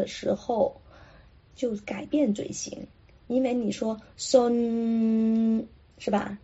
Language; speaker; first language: Chinese; non-native, local second language; Cantonese